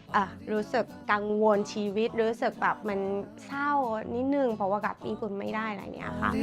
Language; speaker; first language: Thai; non-native, fluent; Japanese